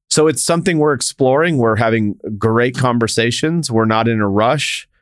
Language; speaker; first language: English; native; English